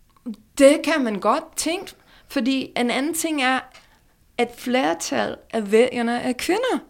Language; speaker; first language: Danish; non-native, fluent; English